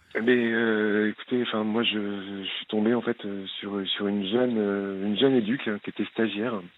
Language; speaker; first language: French; native; French